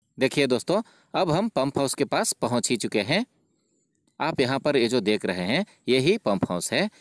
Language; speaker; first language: Hindi; non-native, local second language; Kannada